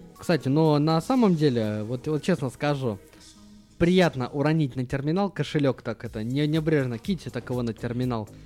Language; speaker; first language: Russian; native; Russian